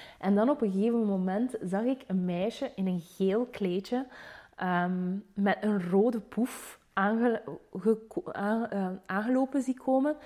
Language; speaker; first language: Dutch; native; Dutch